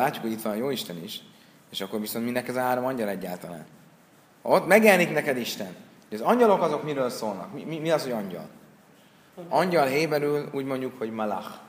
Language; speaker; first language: Hungarian; native; Hungarian